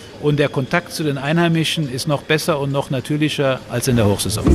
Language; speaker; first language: German; native; German